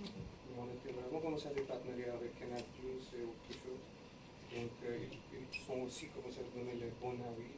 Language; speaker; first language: French; non-native, learner; English